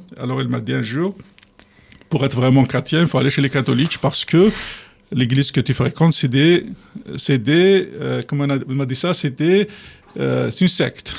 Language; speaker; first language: French; non-native, local second language; Kabyle